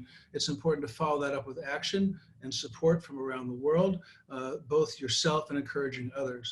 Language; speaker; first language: English; native; English